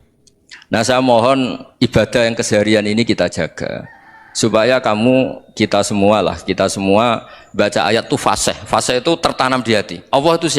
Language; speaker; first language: Indonesian; non-native, local second language; Javanese